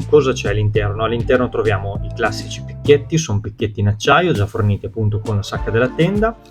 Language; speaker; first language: Italian; native; Italian